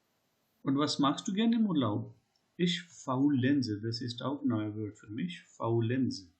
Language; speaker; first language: German; non-native, learner; Hindi